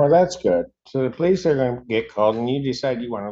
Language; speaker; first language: English; native; English